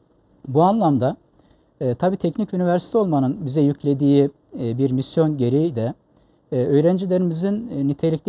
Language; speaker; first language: Turkish; native; Turkish